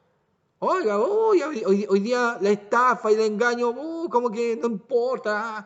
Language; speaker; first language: Spanish; native; Spanish